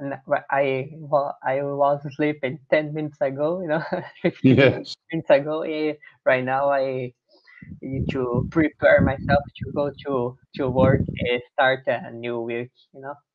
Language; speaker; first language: English; non-native, learner; Portuguese